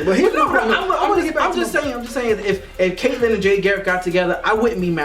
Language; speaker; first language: English; native; English